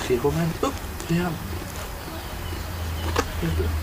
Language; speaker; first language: French; native; French